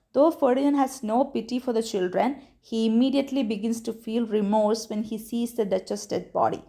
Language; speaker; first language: English; non-native, local second language; Malayalam